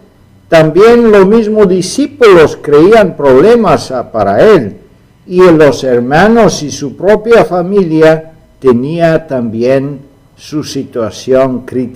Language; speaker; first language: Spanish; non-native, fluent; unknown